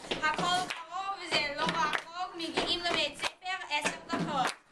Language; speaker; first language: Hebrew; non-native, learner; English